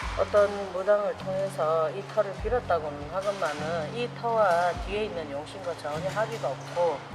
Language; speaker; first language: Korean; native; Korean